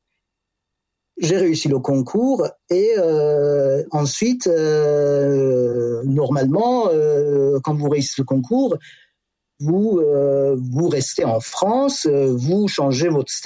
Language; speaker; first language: French; non-native, fluent; Persian